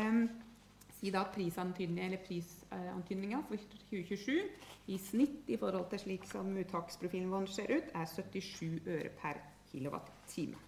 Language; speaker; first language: Norwegian; native; Norwegian